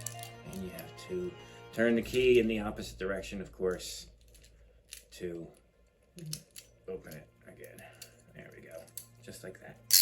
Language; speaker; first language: English; native; English